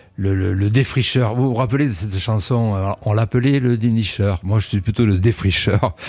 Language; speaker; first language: French; native; French